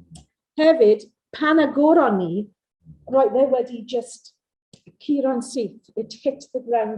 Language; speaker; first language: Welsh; non-native, local second language; English